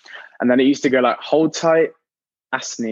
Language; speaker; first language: English; native; English